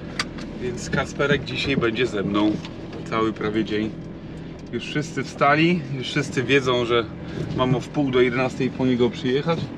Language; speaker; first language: Polish; native; Polish